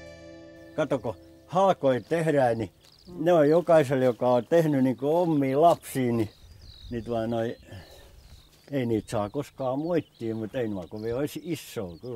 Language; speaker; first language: Finnish; native; Finnish